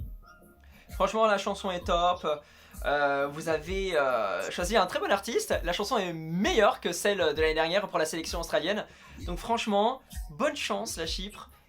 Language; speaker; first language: French; native; French